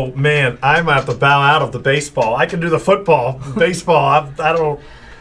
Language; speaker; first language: English; native; English